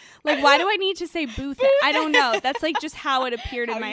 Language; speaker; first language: English; native; English